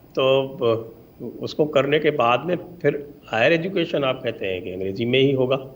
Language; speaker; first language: Hindi; native; Hindi